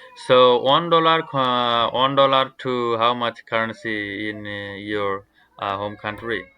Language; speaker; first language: English; non-native, learner; Bangla